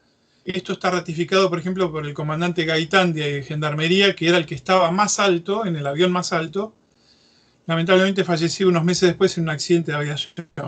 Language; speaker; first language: Spanish; native; Spanish